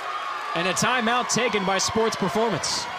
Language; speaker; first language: English; native; English